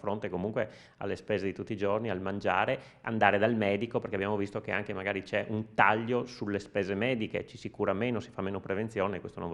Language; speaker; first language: Italian; native; Italian